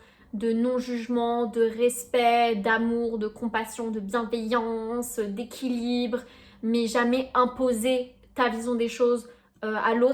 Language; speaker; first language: French; native; French